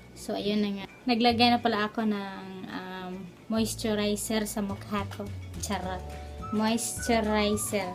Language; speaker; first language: Filipino; non-native, local second language; Cebuano